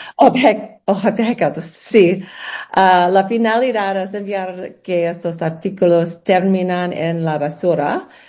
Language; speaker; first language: Spanish; non-native, learner; English